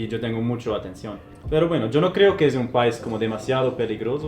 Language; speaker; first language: Spanish; non-native, fluent; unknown